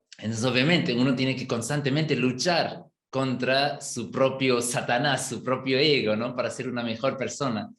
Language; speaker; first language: Spanish; non-native, fluent; German